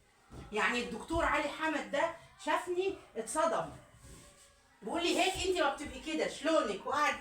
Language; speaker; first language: Arabic; native; Arabic